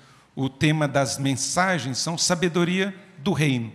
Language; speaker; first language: Portuguese; native; Portuguese